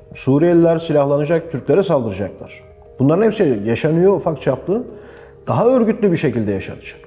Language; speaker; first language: Turkish; native; Turkish